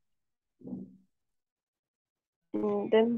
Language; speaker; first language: German; non-native, learner; Arabic